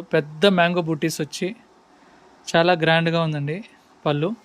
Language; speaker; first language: Telugu; native; Telugu